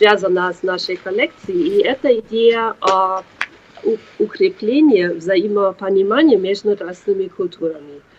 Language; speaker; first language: Russian; non-native, fluent; German